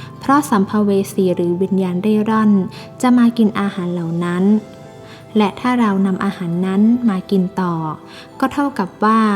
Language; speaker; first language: Thai; native; Thai